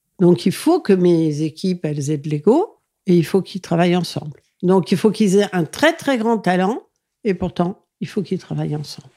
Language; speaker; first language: French; early bilingual, other home language; Catalan